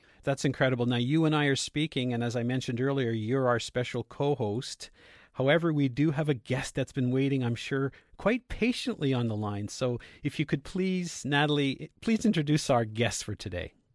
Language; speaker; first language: English; native; English